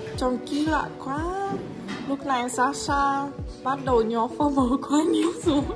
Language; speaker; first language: Vietnamese; non-native, learner; Russian